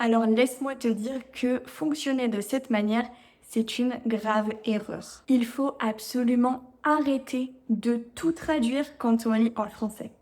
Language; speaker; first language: French; native; French